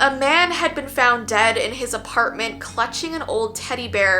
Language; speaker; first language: English; native; English